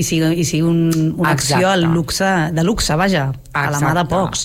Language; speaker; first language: Catalan; native; Catalan